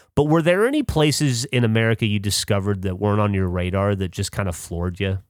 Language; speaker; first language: English; native; English